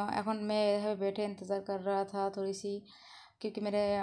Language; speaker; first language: Hindi; non-native, learner; Bangla